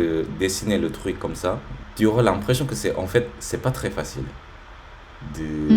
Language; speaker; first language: French; native; French